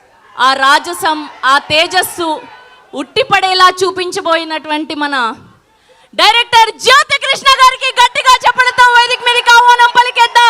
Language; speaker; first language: Telugu; native; Telugu